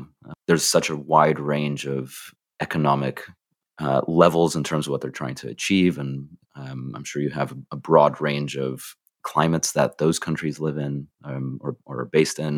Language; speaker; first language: English; native; English